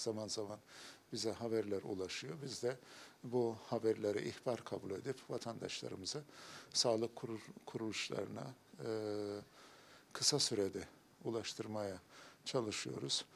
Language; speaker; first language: Turkish; native; Turkish